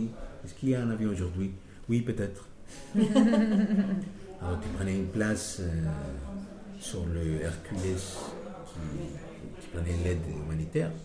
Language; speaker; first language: French; non-native, fluent; Spanish